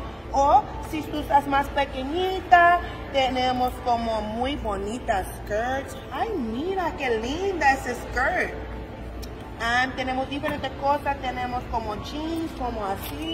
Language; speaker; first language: Spanish; early bilingual, heritage; English